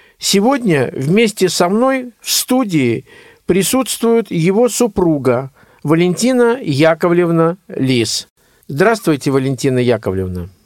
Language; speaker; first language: Russian; native; Russian